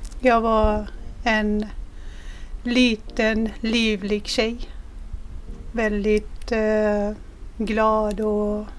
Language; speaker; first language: Swedish; non-native, fluent; Persian